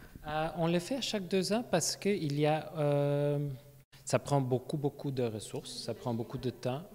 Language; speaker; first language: French; non-native, fluent; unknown